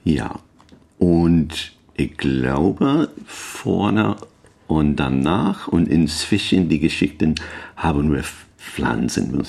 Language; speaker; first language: German; non-native, learner; English